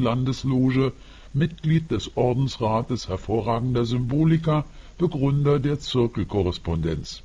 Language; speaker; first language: German; native; German